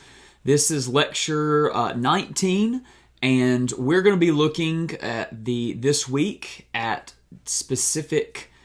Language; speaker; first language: English; native; English